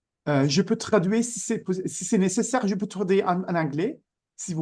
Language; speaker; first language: French; non-native, learner; Turkish